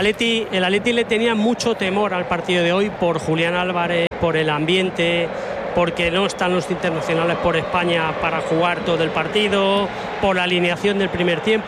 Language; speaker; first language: Spanish; native; Spanish